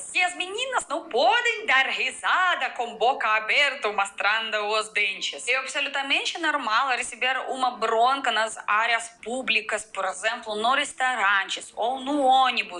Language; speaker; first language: Portuguese; non-native, fluent; Russian